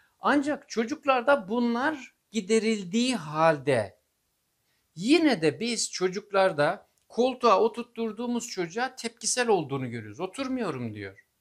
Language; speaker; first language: Turkish; native; Turkish